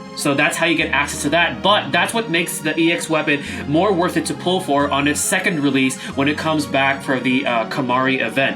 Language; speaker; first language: English; native; English